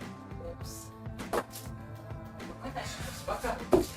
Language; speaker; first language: Russian; native; Russian